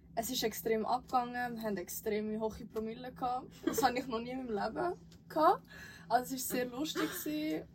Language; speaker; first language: German; native; German